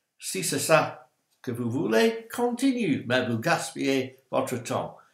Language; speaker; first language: French; non-native, learner; English